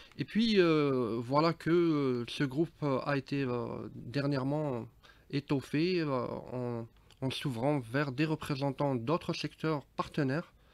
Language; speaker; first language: French; non-native, local second language; Arabic